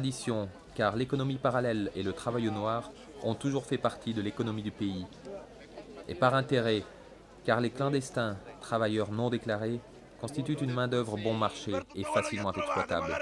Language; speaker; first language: French; native; French